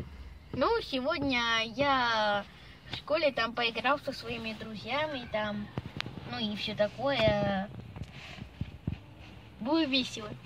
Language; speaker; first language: Russian; early bilingual, heritage; Russian